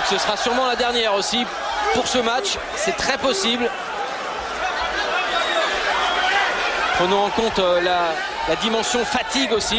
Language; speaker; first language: French; native; French